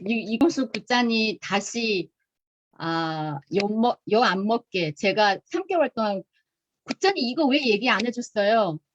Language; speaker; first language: Korean; non-native, fluent; Chinese